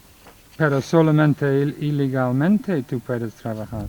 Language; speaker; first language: Spanish; non-native, fluent; English